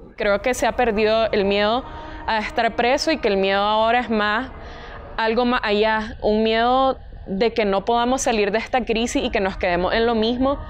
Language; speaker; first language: Spanish; native; Spanish